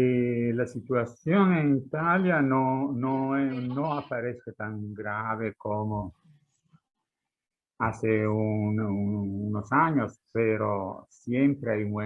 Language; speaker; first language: Spanish; non-native, fluent; Italian